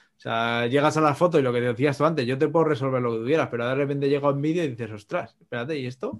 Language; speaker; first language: Spanish; native; Spanish